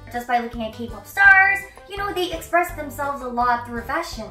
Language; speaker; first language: English; non-native, fluent; Korean